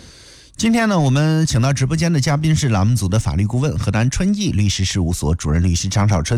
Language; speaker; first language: Chinese; native; Chinese